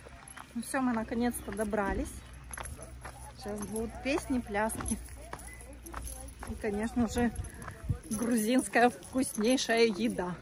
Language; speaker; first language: Russian; native; Russian